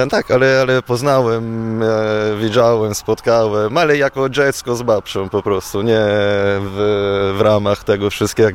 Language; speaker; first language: Polish; non-native, fluent; Italian